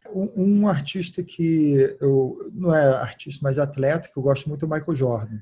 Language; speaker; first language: Portuguese; early bilingual, heritage; Portuguese